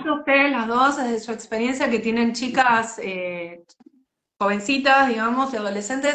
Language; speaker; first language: Spanish; native; Spanish